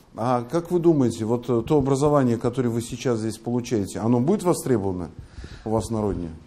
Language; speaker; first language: Russian; native; Russian